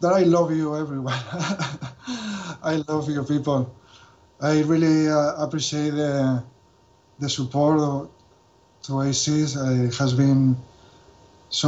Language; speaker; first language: English; non-native, fluent; Spanish